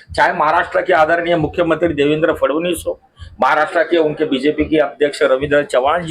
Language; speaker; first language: Hindi; non-native, local second language; Marathi